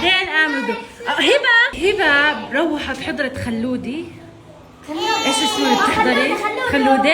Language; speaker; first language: Arabic; native; Arabic